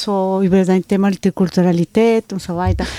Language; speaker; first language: German; non-native, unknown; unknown